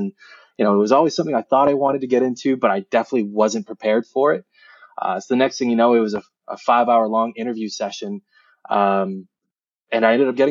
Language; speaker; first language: English; native; English